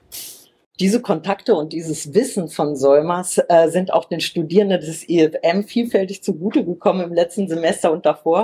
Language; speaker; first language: German; native; German